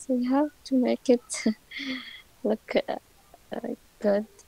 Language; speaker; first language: English; non-native, learner; Arabic